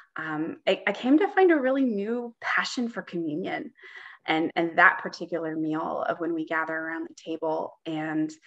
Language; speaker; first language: English; native; English